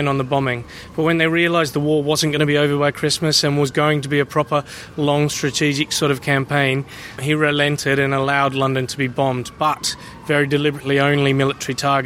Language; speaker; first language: English; native; English